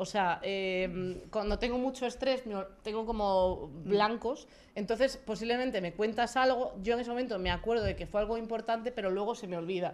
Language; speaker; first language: Spanish; native; Spanish